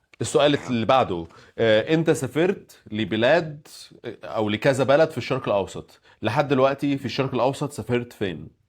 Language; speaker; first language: Arabic; native; Arabic